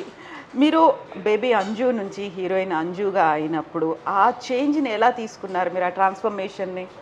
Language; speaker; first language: Telugu; native; Telugu